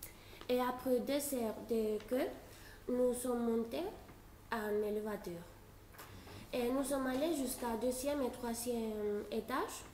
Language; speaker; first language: French; non-native, fluent; Spanish